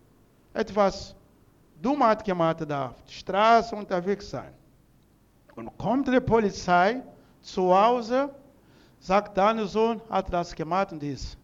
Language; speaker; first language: German; non-native, learner; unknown